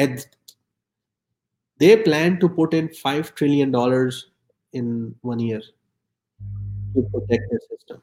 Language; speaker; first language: English; non-native, local second language; Urdu